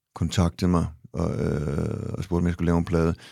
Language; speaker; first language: Danish; early bilingual, other home language; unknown